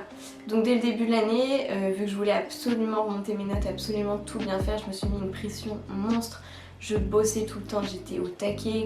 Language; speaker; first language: French; native; French